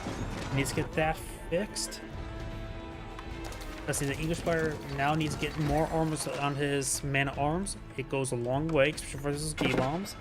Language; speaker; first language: English; native; English